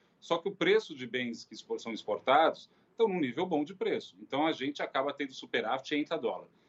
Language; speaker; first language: Portuguese; native; Portuguese